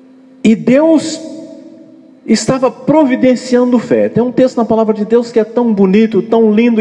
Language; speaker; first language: Portuguese; native; Portuguese